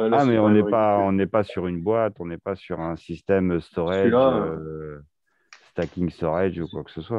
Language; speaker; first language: French; native; French